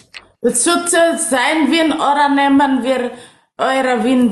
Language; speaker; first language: German; non-native, learner; Indonesian